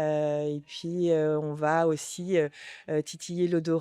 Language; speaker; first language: French; native; French